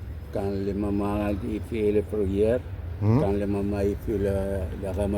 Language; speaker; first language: French; non-native, learner; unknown